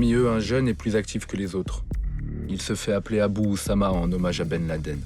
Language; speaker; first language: French; native; French